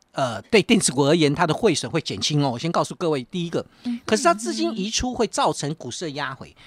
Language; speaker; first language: Chinese; native; Chinese